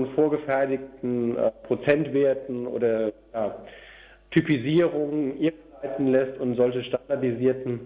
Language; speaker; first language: German; native; German